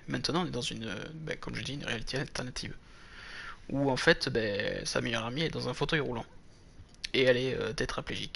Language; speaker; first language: French; native; French